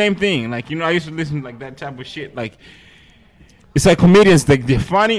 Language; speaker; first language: English; non-native, local second language; Shona